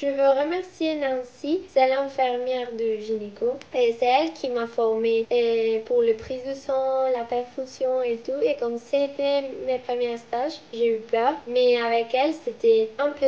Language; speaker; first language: French; non-native, fluent; Spanish